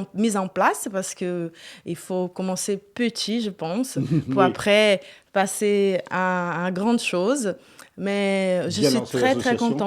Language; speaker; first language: French; non-native, fluent; Portuguese